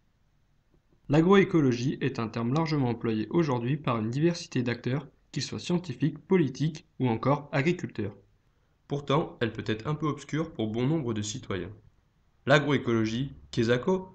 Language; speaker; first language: French; native; French